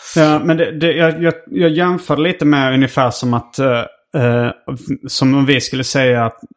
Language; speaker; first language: Swedish; native; Swedish